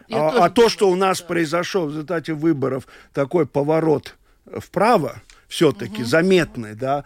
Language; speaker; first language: Russian; non-native, local second language; Latvian